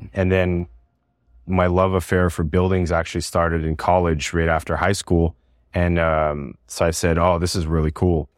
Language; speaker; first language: English; native; English